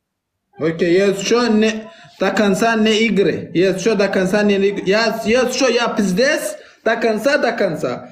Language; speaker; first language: Russian; non-native, learner; Turkmen